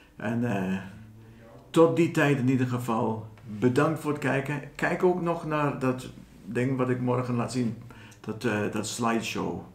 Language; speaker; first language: Dutch; non-native, fluent; English